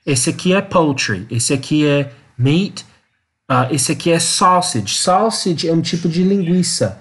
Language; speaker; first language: Portuguese; non-native, learner; English